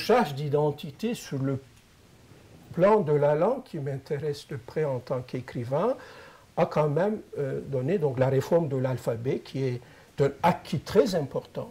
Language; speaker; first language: French; non-native, fluent; Turkish